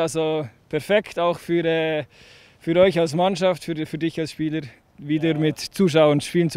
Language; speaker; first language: German; native; German